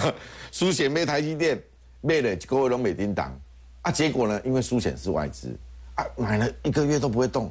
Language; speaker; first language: Chinese; native; Chinese